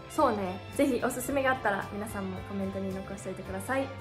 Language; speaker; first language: Japanese; early bilingual, heritage; Japanese